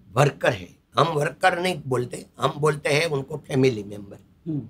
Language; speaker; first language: Hindi; non-native, local second language; Gujarati